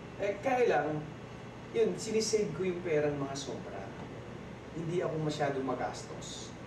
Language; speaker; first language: Filipino; native; Filipino